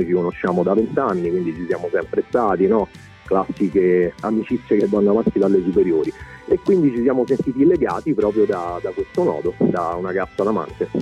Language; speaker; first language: Italian; native; Italian